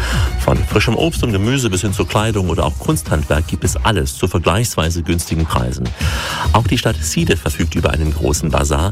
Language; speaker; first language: German; native; German